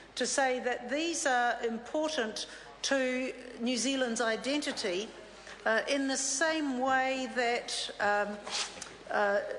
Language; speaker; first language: English; native; English